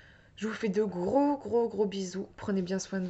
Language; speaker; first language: French; native; French